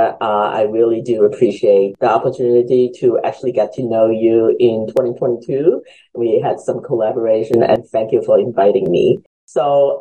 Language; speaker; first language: English; early bilingual, other home language; Cantonese